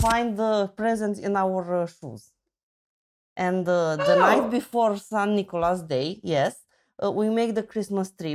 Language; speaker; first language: English; non-native, fluent; Romanian